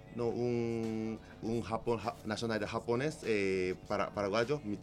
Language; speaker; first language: Spanish; non-native, learner; Japanese